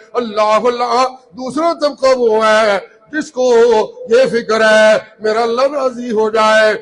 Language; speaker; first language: Urdu; non-native, local second language; Punjabi